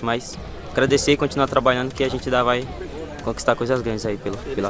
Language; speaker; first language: Portuguese; native; Portuguese